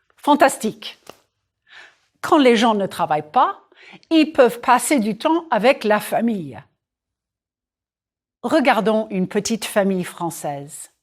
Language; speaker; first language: French; non-native, fluent; English